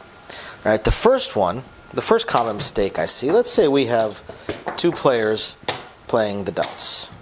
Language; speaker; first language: English; native; English